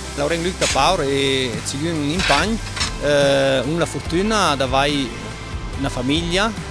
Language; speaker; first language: Italian; non-native, local second language; Ladin